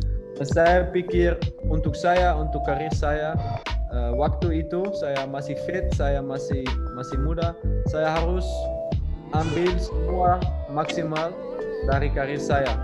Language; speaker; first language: Indonesian; non-native, learner; Dutch